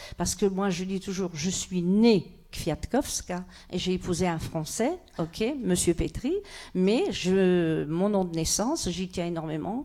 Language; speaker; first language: French; early bilingual, other home language; Polish